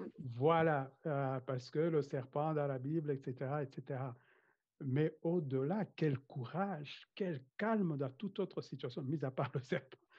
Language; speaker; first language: French; non-native, fluent; Kinyarwanda